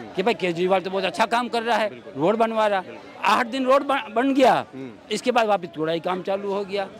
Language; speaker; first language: Hindi; non-native, local second language; Gujarati